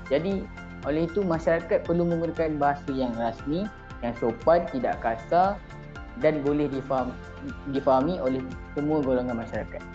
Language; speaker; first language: Malay; native; Malay